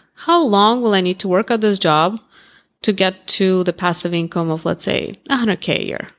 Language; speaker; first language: English; non-native, fluent; Russian